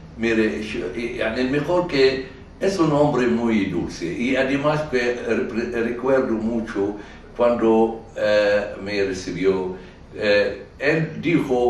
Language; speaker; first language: Spanish; non-native, fluent; Arabic